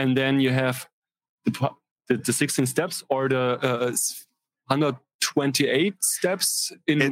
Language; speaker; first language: English; non-native, fluent; German